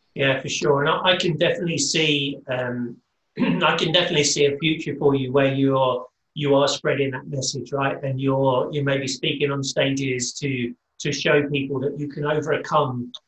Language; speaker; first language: English; native; English